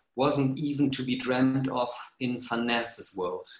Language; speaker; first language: English; non-native, fluent; German